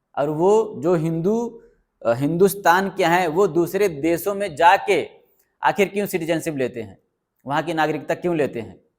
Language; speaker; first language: Hindi; native; Hindi